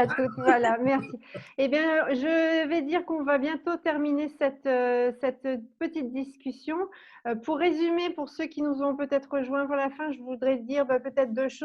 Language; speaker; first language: French; native; French